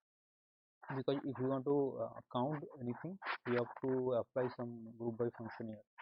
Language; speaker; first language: English; non-native, local second language; Hindi